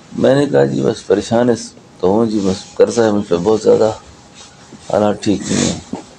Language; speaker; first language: Urdu; non-native, local second language; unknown